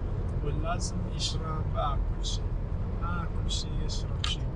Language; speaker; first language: Arabic; non-native, learner; English